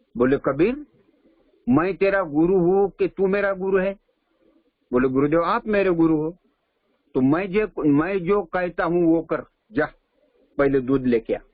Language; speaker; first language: Hindi; non-native, local second language; Marathi